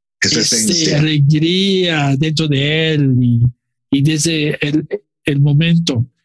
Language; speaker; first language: Spanish; non-native, learner; English